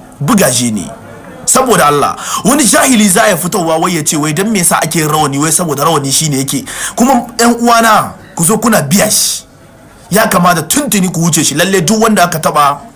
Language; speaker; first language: Hausa; non-native, local second language; Tamasheq